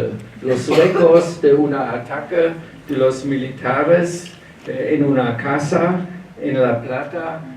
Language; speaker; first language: Spanish; non-native, learner; German